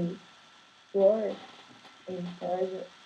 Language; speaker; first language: English; non-native, learner; Portuguese